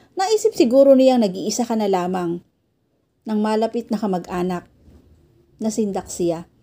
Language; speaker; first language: Filipino; native; Filipino